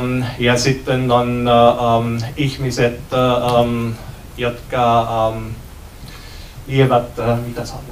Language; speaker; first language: Finnish; non-native, learner; German